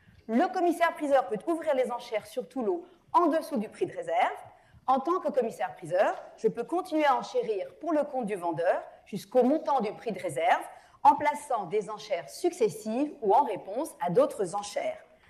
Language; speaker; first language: French; native; French